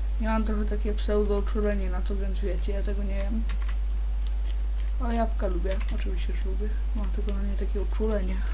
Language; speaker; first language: Polish; native; Polish